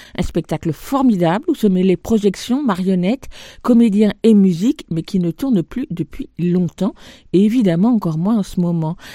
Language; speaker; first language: French; native; French